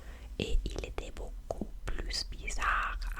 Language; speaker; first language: French; non-native, fluent; German